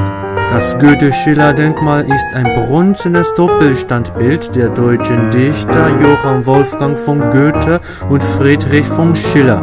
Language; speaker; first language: German; non-native, learner; Japanese